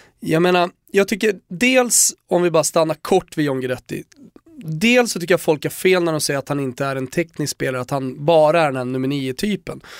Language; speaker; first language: Swedish; native; Swedish